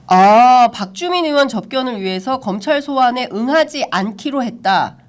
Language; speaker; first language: Korean; native; Korean